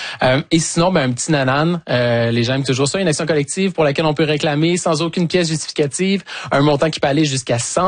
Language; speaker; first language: French; native; French